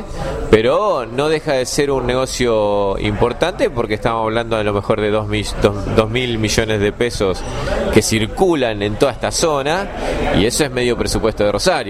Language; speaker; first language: Spanish; native; Spanish